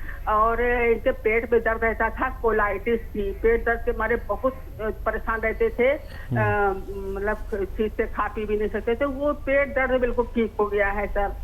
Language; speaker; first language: Hindi; native; Hindi